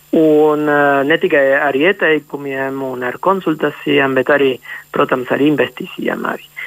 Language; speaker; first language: Latvian; non-native, fluent; Spanish